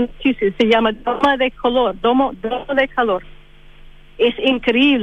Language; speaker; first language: Spanish; non-native, fluent; English